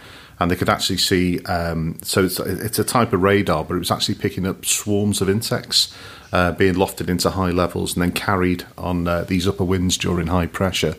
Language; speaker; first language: English; native; English